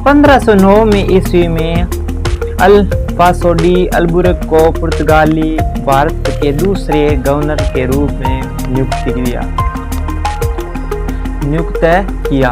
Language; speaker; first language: Hindi; native; Hindi